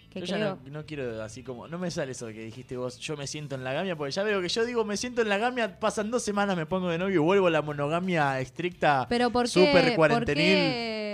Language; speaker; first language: Spanish; native; Spanish